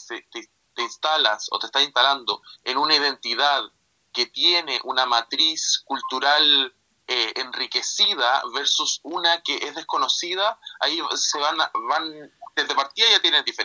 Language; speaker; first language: Spanish; native; Spanish